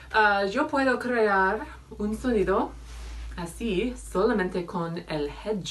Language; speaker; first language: Spanish; non-native, fluent; English